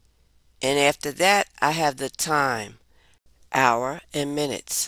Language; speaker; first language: English; native; English